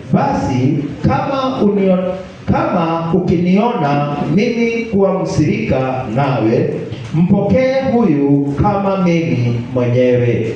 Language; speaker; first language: Swahili; non-native, local second language; Kikuyu